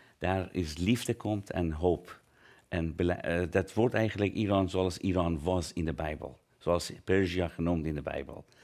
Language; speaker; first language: Dutch; non-native, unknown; Persian